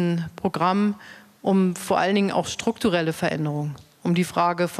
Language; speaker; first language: German; native; German